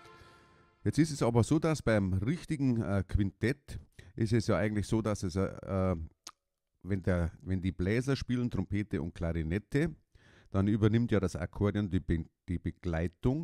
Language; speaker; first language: German; native; German